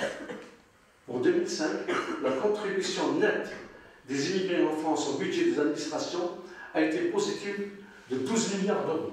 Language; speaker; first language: French; non-native, local second language; Arabic